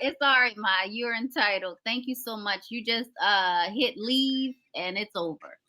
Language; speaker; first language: English; native; English